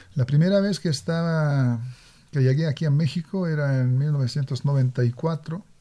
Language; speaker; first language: Spanish; non-native, fluent; Hungarian